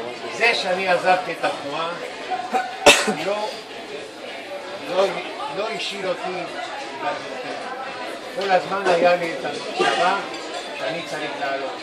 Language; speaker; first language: Hebrew; non-native, fluent; Spanish